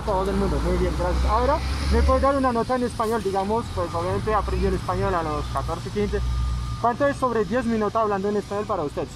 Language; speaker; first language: Spanish; non-native, fluent; French